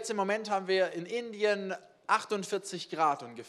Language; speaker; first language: German; native; German